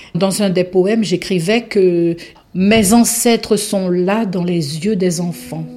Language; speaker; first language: French; non-native, local second language; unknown